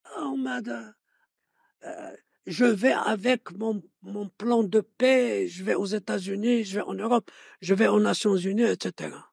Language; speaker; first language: French; non-native, local second language; Arabic